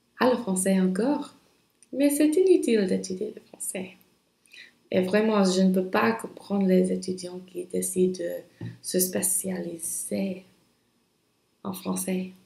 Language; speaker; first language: French; non-native, learner; English